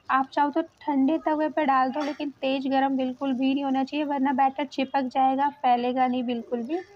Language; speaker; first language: Hindi; native; Hindi